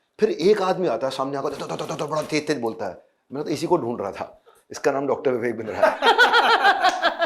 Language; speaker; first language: Hindi; native; Hindi